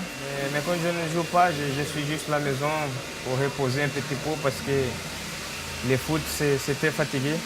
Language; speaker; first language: French; non-native, learner; Portuguese